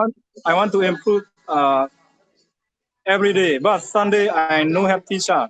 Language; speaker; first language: English; non-native, learner; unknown